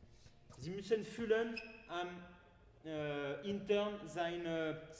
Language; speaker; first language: German; non-native, learner; French